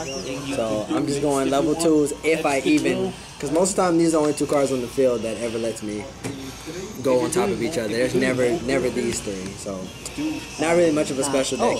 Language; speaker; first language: English; native; English